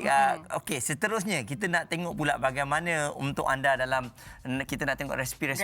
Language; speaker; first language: Malay; native; Malay